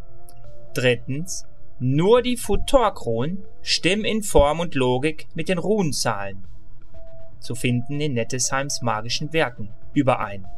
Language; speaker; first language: German; native; German